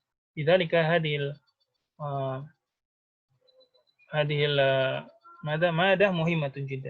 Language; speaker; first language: Arabic; non-native, fluent; Indonesian